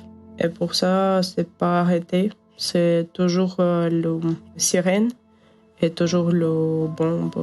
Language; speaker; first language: French; non-native, learner; Ukrainian